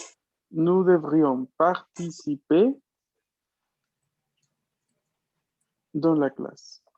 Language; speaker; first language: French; non-native, fluent; Spanish